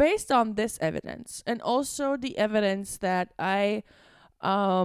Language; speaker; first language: English; non-native, fluent; Latvian